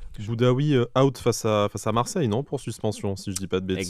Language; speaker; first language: French; native; French